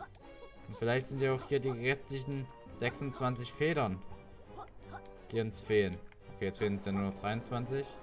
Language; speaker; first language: German; native; German